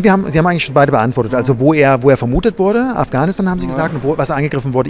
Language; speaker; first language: German; native; German